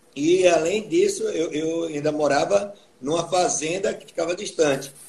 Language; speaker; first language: Portuguese; native; Portuguese